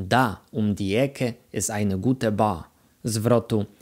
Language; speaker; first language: German; non-native, fluent; Polish